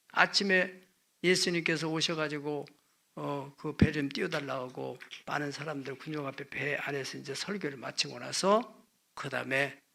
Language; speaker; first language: Korean; native; Korean